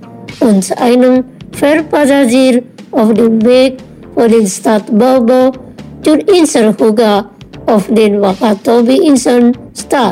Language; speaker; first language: German; non-native, fluent; Indonesian